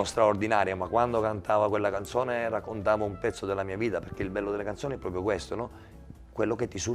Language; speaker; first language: Italian; native; Italian